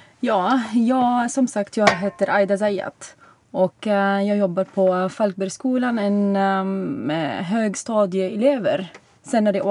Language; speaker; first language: Swedish; non-native, fluent; Arabic